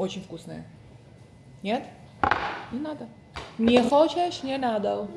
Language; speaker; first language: Russian; early bilingual, heritage; Russian